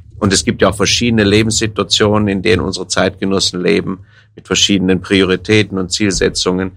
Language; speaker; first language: German; native; German